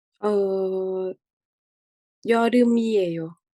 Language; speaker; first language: Korean; non-native, fluent; Thai